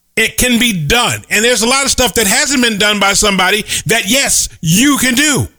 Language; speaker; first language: English; native; English